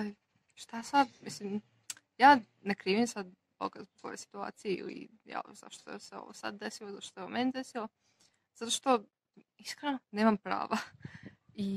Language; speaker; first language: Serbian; non-native, local second language; Slovak